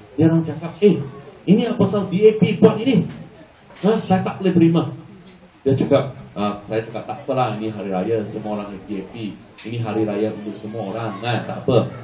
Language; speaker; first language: Malay; non-native, local second language; Chinese